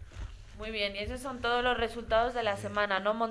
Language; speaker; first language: Spanish; native; Spanish